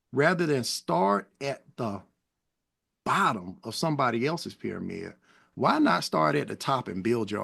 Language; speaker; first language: English; native; English